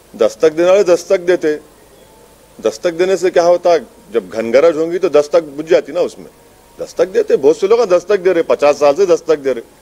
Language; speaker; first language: Hindi; non-native, local second language; Urdu